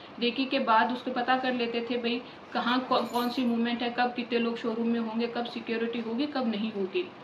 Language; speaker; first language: Hindi; non-native, local second language; Gujarati